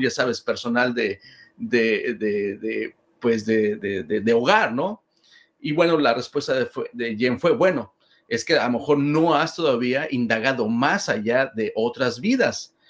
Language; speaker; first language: Spanish; native; Spanish